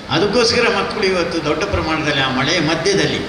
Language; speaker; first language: Kannada; non-native, local second language; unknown